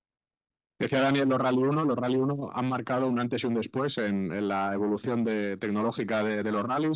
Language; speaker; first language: Spanish; native; Spanish